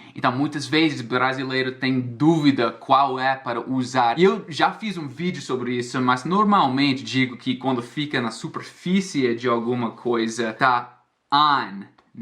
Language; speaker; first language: Portuguese; non-native, fluent; English